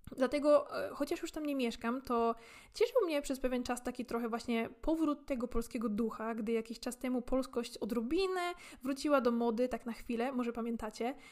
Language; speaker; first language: Polish; native; Polish